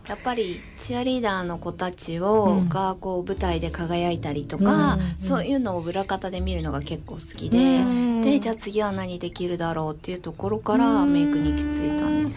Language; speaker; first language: Japanese; native; Japanese